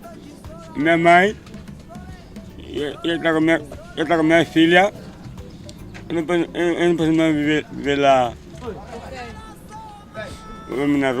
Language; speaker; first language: Portuguese; non-native, local second language; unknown